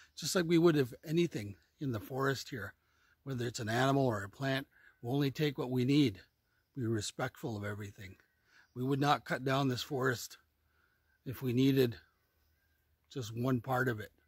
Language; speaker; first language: English; native; English